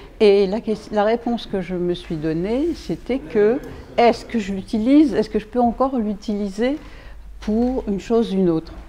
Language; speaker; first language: French; native; French